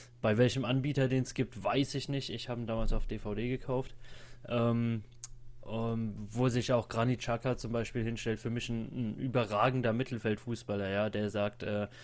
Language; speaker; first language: German; native; German